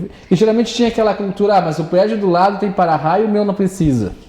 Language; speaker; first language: Portuguese; native; Portuguese